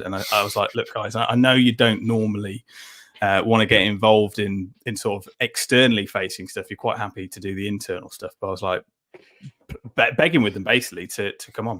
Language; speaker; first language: English; native; English